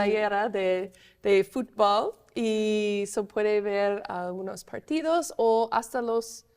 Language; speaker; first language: Spanish; non-native, fluent; English